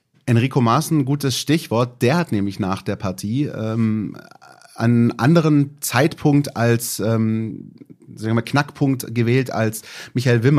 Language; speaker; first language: German; native; German